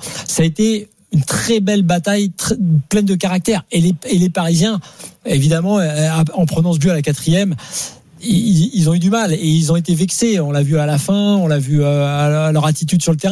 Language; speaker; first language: French; native; French